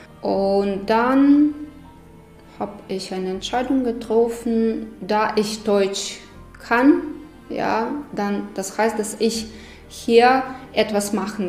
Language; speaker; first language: German; non-native, fluent; Ukrainian